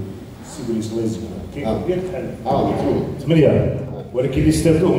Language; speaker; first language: Arabic; native; Arabic